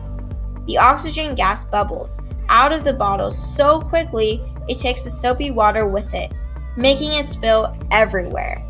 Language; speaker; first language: English; native; English